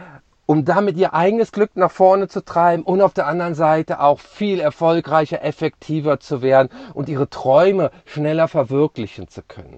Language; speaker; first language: German; native; German